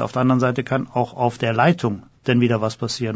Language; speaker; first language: German; native; German